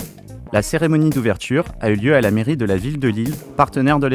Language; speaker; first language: French; native; French